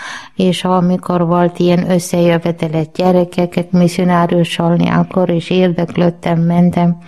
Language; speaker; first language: Hungarian; non-native, learner; Malayalam